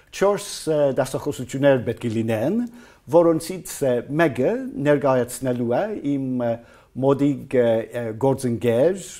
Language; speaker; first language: Armenian; non-native, fluent; English